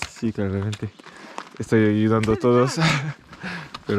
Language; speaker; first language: Spanish; non-native, learner; French